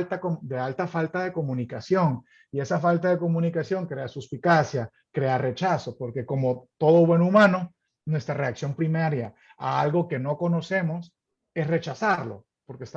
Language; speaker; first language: Spanish; native; Spanish